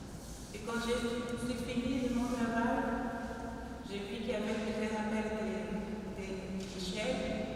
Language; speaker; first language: French; non-native, fluent; Portuguese